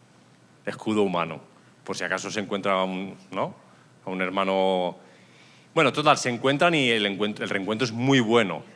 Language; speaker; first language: Spanish; native; Spanish